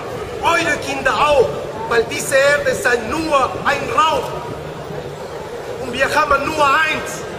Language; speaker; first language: German; non-native, learner; Spanish